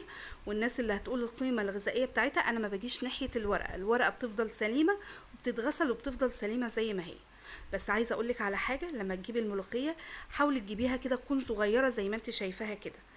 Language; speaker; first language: Arabic; native; Arabic